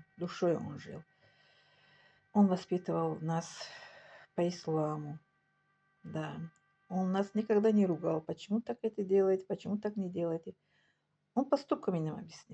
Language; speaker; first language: Russian; non-native, local second language; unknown